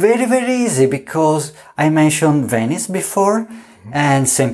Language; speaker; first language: English; non-native, fluent; Italian